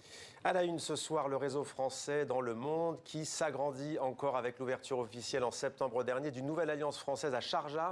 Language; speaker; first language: French; native; French